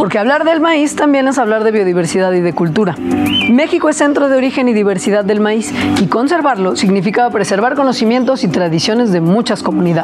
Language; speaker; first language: Spanish; native; Spanish